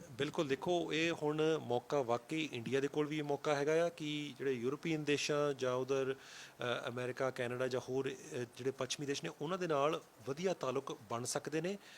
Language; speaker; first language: Punjabi; early bilingual, heritage; Punjabi